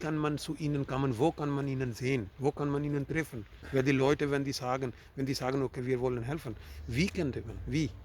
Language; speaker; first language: German; non-native, learner; Urdu